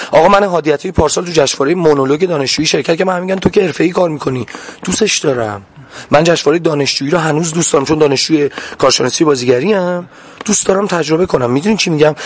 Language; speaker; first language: Persian; non-native, local second language; Azerbaijani